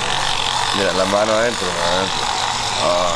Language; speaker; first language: Spanish; non-native, learner; English